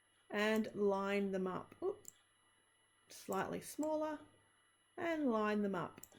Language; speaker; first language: English; native; English